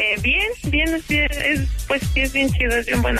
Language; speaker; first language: Spanish; native; Spanish